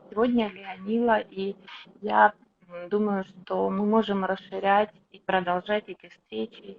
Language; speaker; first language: Russian; native; Russian